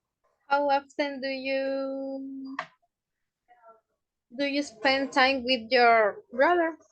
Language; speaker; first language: English; non-native, learner; Spanish